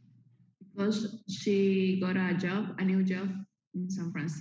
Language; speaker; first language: English; non-native, learner; Spanish